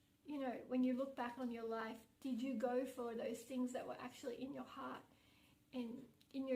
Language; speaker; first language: English; native; English